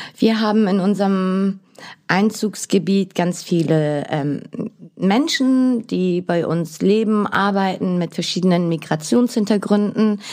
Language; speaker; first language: German; early bilingual, other home language; Turkish